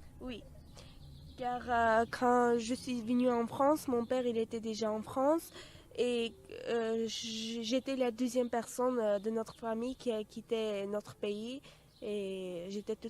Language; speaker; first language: French; non-native, fluent; Armenian